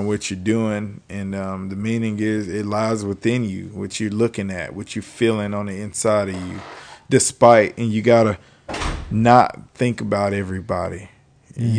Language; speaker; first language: English; native; English